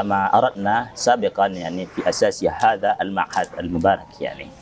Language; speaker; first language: Arabic; non-native, fluent; Indonesian